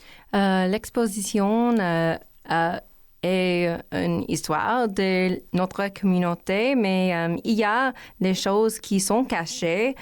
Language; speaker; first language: French; non-native, learner; English